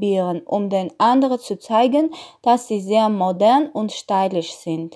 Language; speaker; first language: German; non-native, learner; Armenian